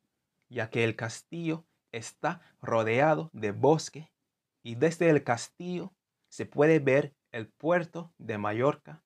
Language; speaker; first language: Spanish; non-native, fluent; English